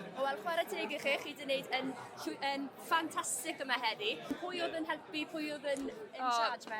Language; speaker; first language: Welsh; native; Welsh